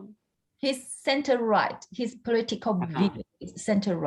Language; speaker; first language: English; non-native, learner; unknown